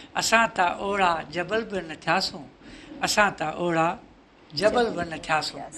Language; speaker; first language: Sindhi; native; Sindhi